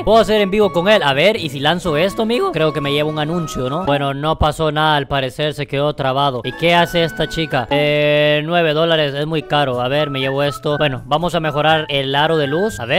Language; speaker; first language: Spanish; native; Spanish